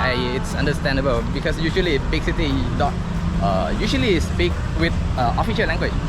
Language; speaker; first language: English; non-native, learner; Thai